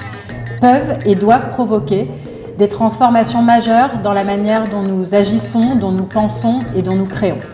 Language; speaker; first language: French; native; French